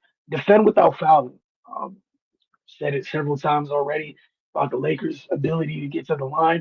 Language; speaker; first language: English; native; English